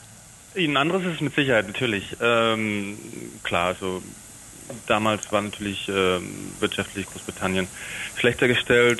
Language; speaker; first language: German; native; German